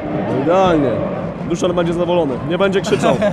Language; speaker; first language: Polish; native; Polish